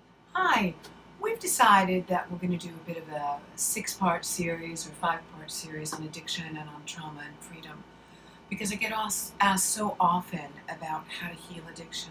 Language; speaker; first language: English; native; English